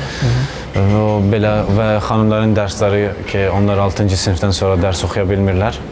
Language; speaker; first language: Azerbaijani; non-native, fluent; Persian